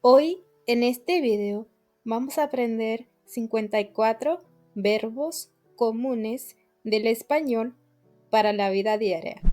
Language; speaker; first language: Spanish; non-native, fluent; English